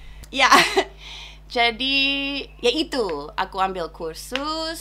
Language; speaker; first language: Indonesian; non-native, fluent; English